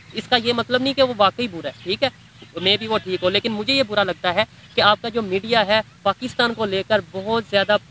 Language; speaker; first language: Urdu; native; Urdu